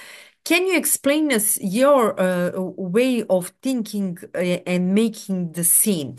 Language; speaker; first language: English; non-native, fluent; Serbian